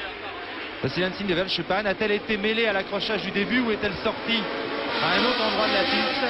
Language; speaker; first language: French; native; French